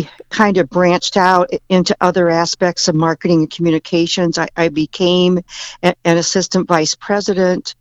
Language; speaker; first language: English; native; English